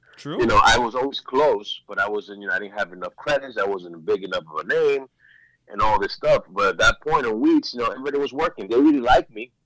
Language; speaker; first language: English; early bilingual, other home language; Spanish